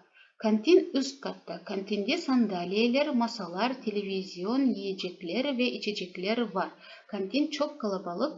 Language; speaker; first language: Turkish; non-native, fluent; Kazakh